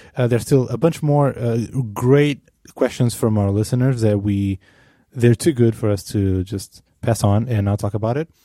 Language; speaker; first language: English; non-native, fluent; Portuguese